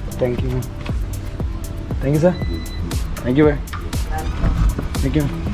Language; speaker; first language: Hindi; non-native, local second language; Kannada